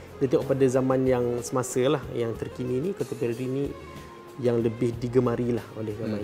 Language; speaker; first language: Malay; native; Malay